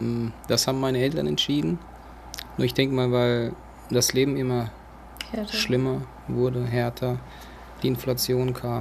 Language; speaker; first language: German; early bilingual, other home language; Russian